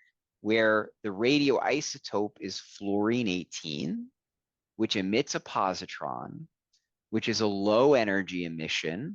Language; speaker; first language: English; native; English